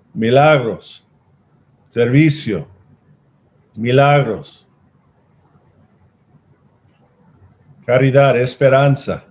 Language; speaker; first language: Spanish; non-native, fluent; English